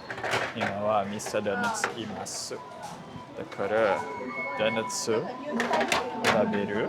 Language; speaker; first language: Japanese; non-native, learner; Portuguese